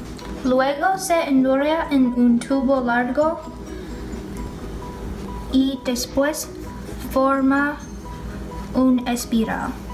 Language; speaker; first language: Spanish; non-native, learner; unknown